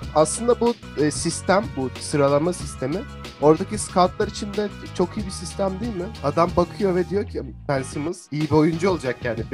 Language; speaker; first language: Turkish; native; Turkish